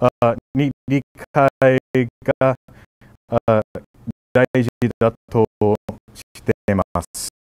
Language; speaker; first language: Japanese; non-native, fluent; English